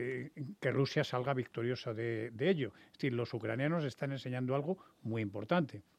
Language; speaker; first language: Spanish; native; Spanish